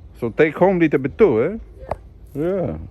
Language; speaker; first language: English; non-native, learner; Polish